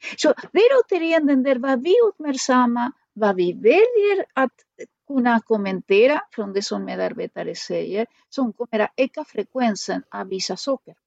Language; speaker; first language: Swedish; non-native, fluent; Spanish